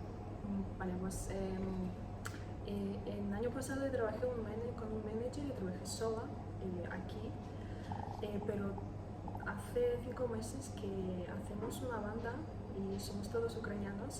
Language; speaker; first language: Spanish; non-native, learner; Ukrainian